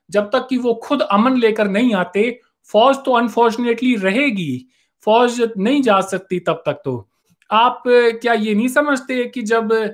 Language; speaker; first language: Hindi; native; Hindi